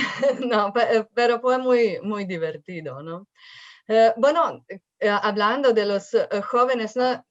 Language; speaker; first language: Spanish; non-native, fluent; Slovenian